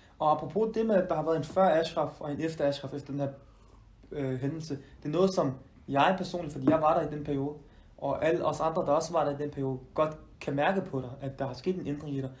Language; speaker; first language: Danish; early bilingual, other home language; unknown